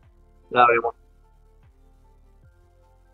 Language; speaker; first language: Spanish; native; Spanish